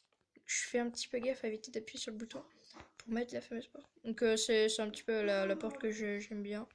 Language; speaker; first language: French; native; French